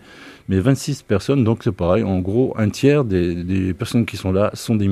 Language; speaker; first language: French; native; French